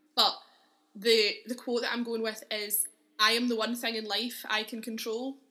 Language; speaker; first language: English; native; English